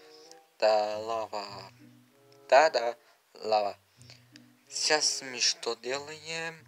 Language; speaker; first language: Russian; non-native, learner; Uzbek